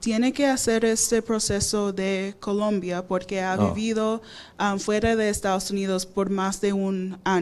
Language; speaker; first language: Spanish; non-native, fluent; English